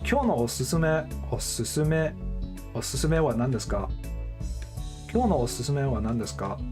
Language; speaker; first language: Japanese; non-native, learner; English